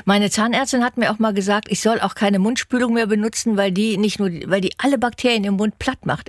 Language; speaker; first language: German; native; German